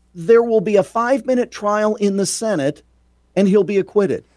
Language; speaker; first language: English; native; English